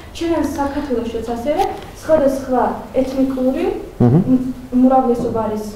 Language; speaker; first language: Georgian; non-native, local second language; Azerbaijani